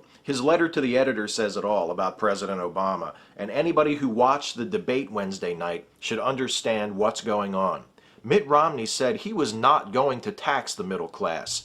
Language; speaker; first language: English; native; English